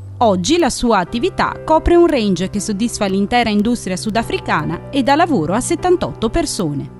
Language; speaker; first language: Italian; native; Italian